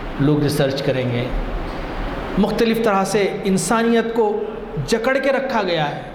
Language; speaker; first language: Urdu; non-native, local second language; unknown